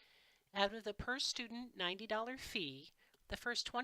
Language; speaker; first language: English; native; English